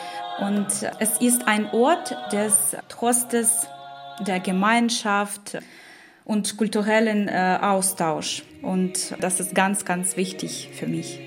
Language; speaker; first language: German; non-native, learner; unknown